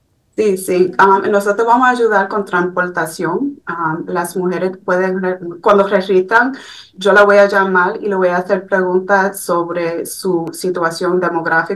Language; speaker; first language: Spanish; early bilingual, heritage; Spanish